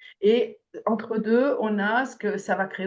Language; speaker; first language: French; native; French